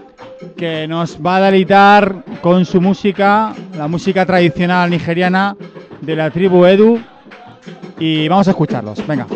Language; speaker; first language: Spanish; native; Spanish